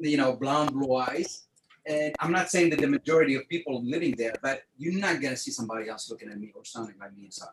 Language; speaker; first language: English; non-native, fluent; French